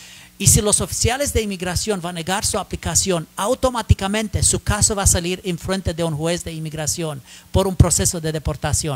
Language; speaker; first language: Spanish; non-native, learner; English